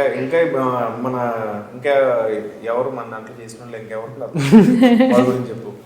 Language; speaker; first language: Telugu; native; Telugu